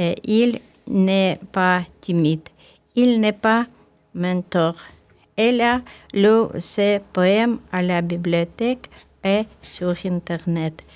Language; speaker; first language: French; non-native, learner; Russian